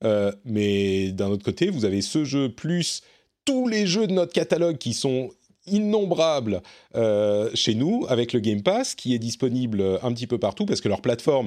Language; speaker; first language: French; native; French